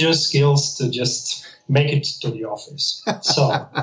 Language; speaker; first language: English; non-native, fluent; German